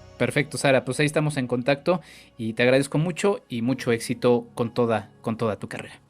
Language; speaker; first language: Spanish; native; Spanish